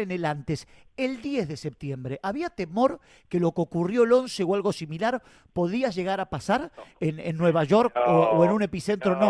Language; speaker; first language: Spanish; native; Spanish